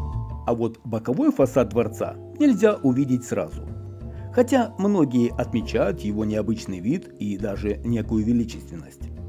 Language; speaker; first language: Russian; native; Russian